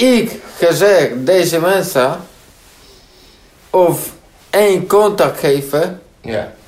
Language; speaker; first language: Dutch; non-native, learner; Polish